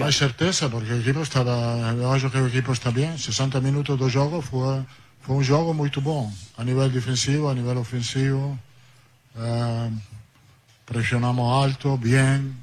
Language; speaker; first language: Portuguese; non-native, learner; Italian